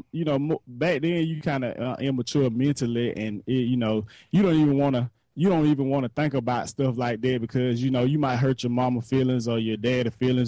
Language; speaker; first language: English; native; English